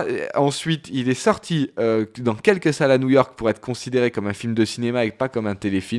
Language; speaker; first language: French; native; French